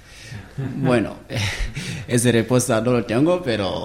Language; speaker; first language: Spanish; non-native, learner; Wolof